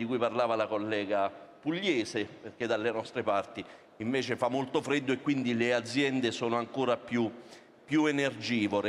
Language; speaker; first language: Italian; native; Italian